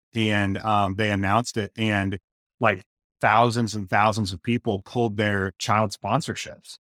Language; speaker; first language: English; native; English